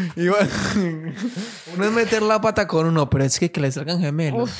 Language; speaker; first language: Spanish; native; Spanish